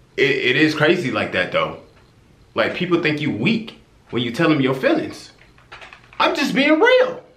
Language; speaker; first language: English; native; English